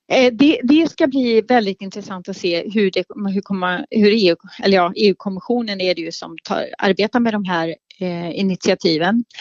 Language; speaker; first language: Swedish; native; Swedish